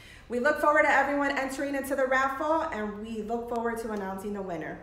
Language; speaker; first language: English; early bilingual, other home language; Spanish